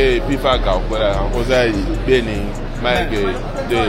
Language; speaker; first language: Chinese; non-native, fluent; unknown